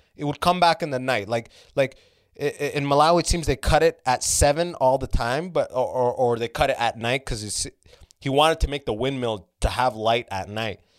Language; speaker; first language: English; early bilingual, other home language; Arabic